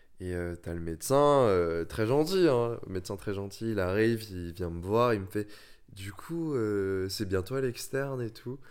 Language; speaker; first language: French; early bilingual, other home language; Vietnamese